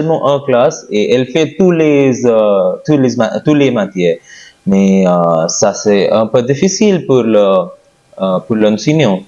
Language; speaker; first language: French; non-native, learner; Hindi